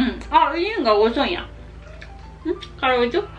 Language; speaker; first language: Indonesian; non-native, learner; Japanese